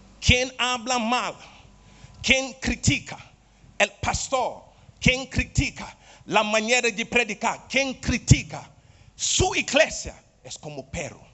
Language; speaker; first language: Spanish; non-native, learner; Portuguese